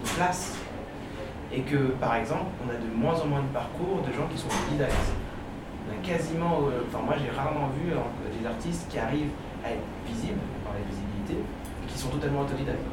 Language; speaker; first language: French; native; French